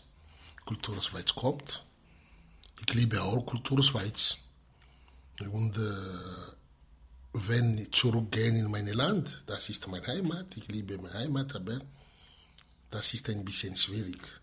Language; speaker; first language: German; non-native, learner; Malagasy